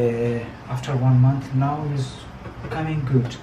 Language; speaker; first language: English; non-native, learner; Persian